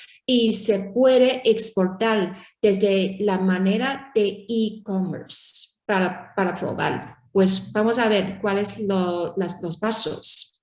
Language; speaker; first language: Spanish; non-native, learner; Chinese